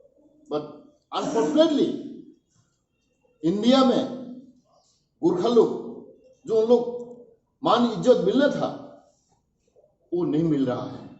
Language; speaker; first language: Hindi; non-native, local second language; Kok Borok